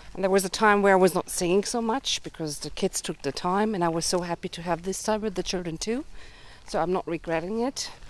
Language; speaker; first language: English; early bilingual, heritage; German